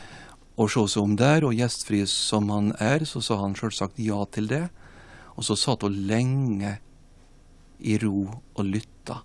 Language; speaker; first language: Norwegian; native; Norwegian